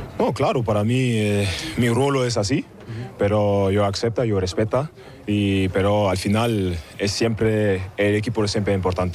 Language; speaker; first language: Spanish; non-native, fluent; German